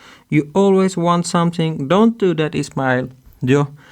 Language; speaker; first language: English; non-native, fluent; Turkish